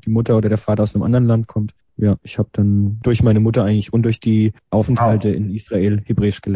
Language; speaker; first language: German; native; German